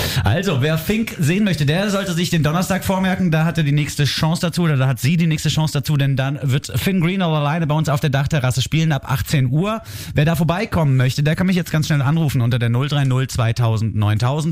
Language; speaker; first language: German; native; German